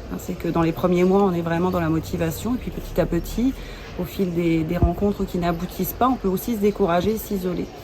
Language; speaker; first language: French; native; French